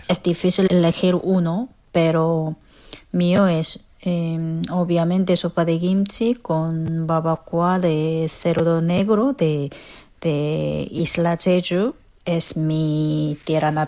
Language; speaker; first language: Spanish; non-native, fluent; Korean